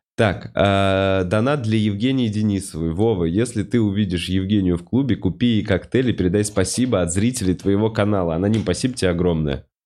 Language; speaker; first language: Russian; native; Russian